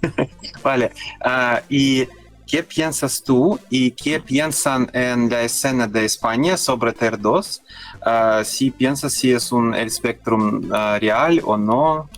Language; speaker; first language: Spanish; non-native, learner; Russian